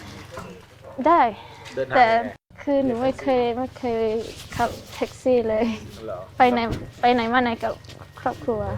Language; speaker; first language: Thai; early bilingual, heritage; Thai